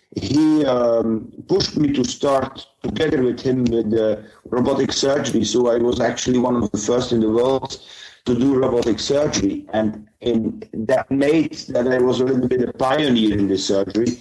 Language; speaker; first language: English; non-native, fluent; Dutch